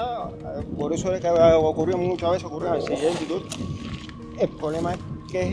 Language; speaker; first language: Spanish; native; Spanish